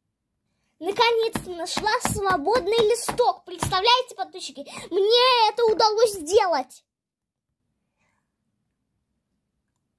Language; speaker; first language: Russian; native; Russian